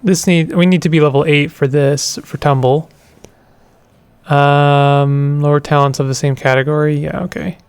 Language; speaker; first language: English; native; English